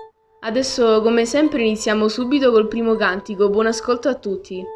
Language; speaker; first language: Italian; native; Italian